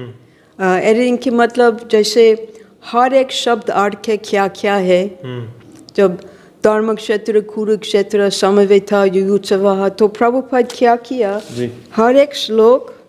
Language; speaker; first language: Hindi; non-native, fluent; English